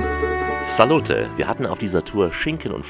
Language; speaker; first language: German; native; German